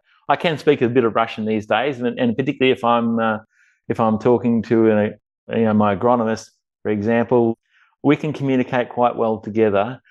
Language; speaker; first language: English; native; English